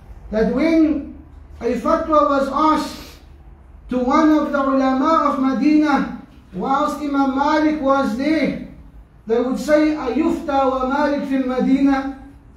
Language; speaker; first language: English; native; English